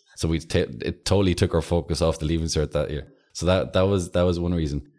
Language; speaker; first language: English; native; English